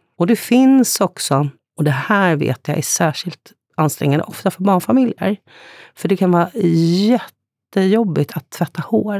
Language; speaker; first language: Swedish; native; Swedish